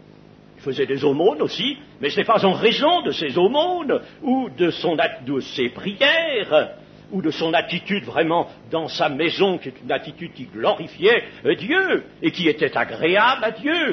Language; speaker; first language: French; native; French